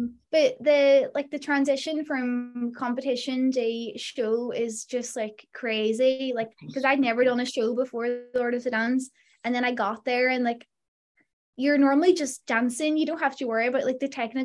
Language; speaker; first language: English; native; English